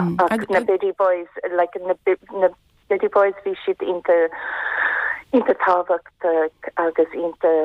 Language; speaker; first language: Irish; non-native, local second language; English